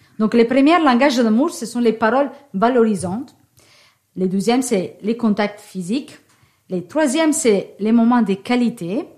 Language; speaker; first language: French; non-native, fluent; Italian